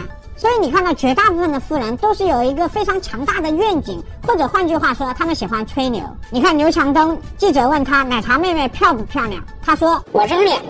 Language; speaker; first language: Chinese; native; Chinese